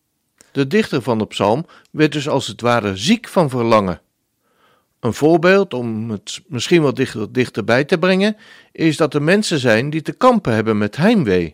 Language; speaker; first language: Dutch; native; Dutch